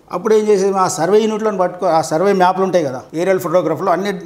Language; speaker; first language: Telugu; native; Telugu